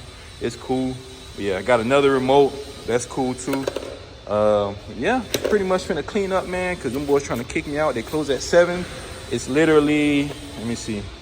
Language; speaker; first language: English; native; English